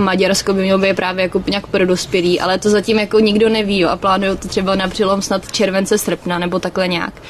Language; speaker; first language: Czech; native; Czech